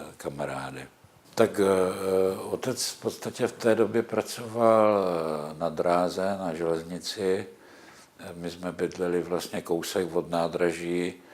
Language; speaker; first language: Czech; native; Czech